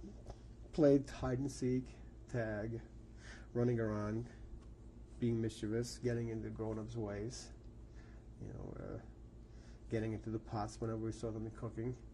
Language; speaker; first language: English; early bilingual, other home language; Yiddish